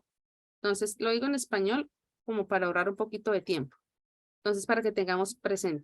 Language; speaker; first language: Spanish; native; Spanish